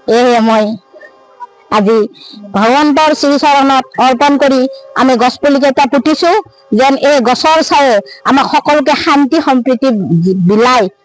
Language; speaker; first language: Assamese; native; Assamese